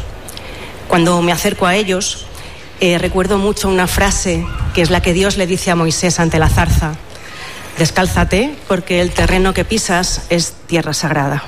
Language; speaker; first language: Spanish; native; Spanish